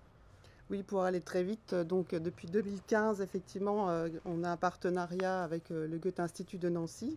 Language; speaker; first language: French; native; French